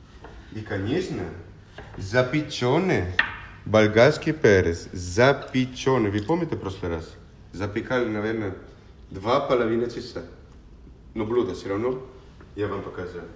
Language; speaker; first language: Russian; non-native, learner; Italian